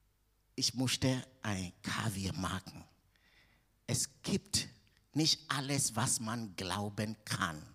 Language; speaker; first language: German; non-native, fluent; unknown